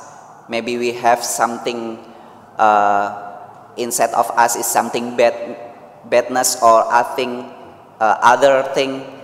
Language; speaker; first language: English; non-native, learner; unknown